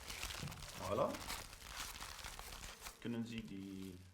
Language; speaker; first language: German; non-native, local second language; French